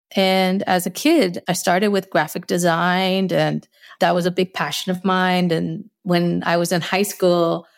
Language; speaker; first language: English; early bilingual, other home language; Spanish